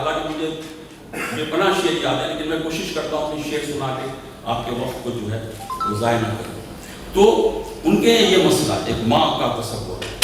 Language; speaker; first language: Urdu; native; Urdu